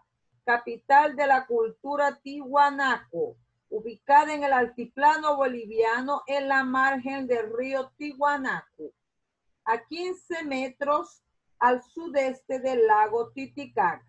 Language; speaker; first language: Spanish; non-native, fluent; Portuguese